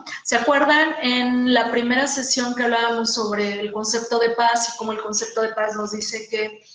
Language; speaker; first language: Spanish; native; Spanish